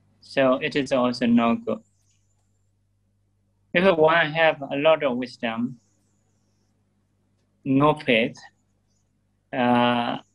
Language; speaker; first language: English; non-native, learner; Burmese